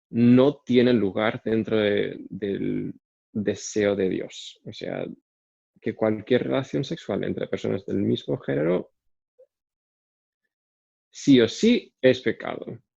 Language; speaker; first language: Spanish; non-native, fluent; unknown